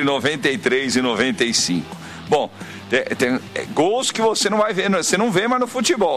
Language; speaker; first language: Portuguese; native; Portuguese